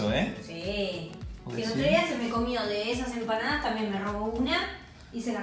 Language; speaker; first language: Spanish; native; Spanish